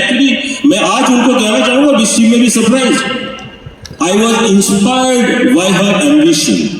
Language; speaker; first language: Hindi; native; Hindi